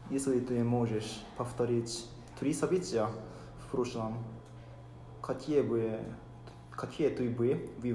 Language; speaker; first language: Russian; non-native, fluent; Japanese